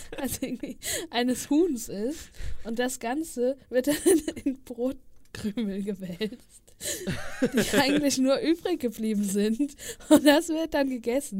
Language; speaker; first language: German; native; German